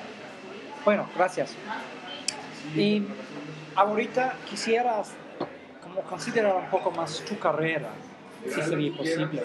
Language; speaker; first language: Spanish; non-native, fluent; English